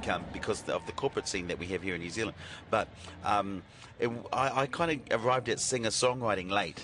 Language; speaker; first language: English; native; English